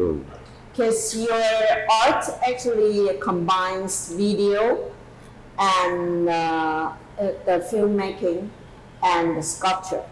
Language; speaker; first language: English; non-native, fluent; Chinese